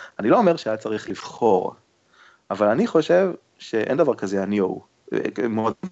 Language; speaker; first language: Hebrew; native; Hebrew